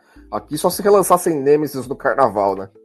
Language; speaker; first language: Portuguese; native; Portuguese